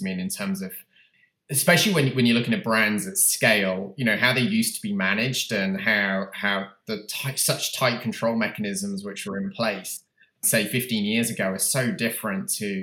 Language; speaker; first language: English; native; English